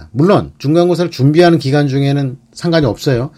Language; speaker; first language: Korean; native; Korean